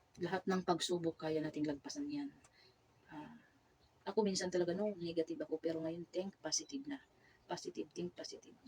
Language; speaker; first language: Filipino; non-native, local second language; Cebuano